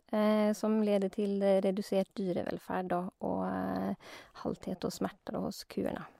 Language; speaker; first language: Swedish; native; Swedish